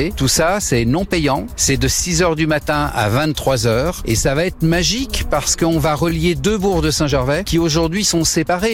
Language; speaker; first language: French; native; French